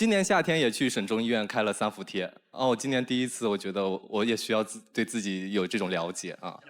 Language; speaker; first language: Chinese; native; Chinese